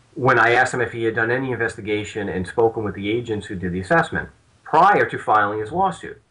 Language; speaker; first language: English; native; English